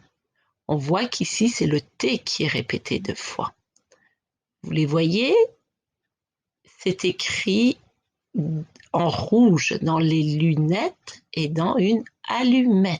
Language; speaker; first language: French; native; French